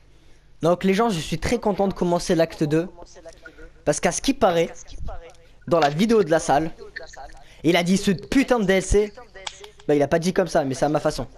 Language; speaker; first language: French; native; French